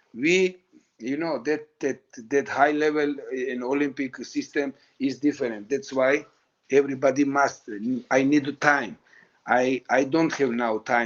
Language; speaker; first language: English; non-native, learner; Georgian